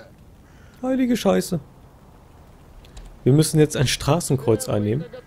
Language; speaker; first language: German; native; German